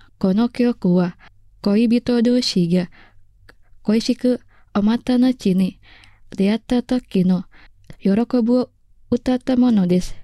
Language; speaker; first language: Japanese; non-native, learner; Indonesian